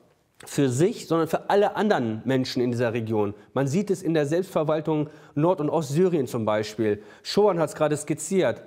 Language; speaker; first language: German; early bilingual, other home language; Kurdish